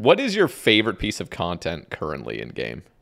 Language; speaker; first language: English; native; English